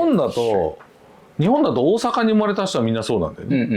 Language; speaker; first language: Japanese; native; Japanese